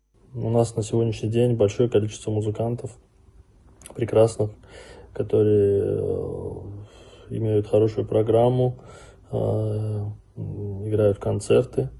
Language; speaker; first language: Russian; non-native, local second language; Azerbaijani